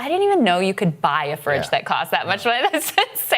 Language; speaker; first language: English; native; English